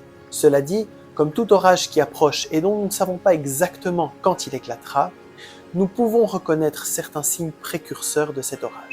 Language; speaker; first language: French; native; French